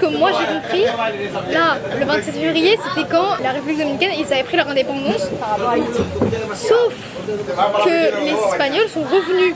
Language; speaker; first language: French; native; French